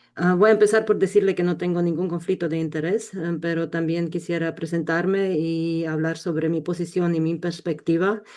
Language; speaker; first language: Spanish; non-native, fluent; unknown